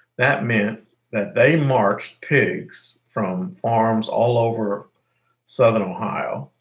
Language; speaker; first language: English; native; English